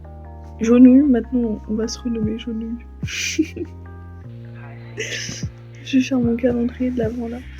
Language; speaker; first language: French; native; French